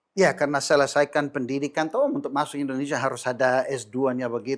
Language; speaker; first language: Indonesian; non-native, fluent; English